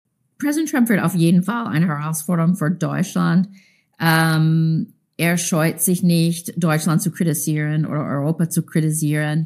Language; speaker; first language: German; non-native, fluent; English